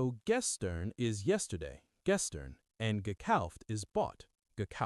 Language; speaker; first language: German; non-native, learner; English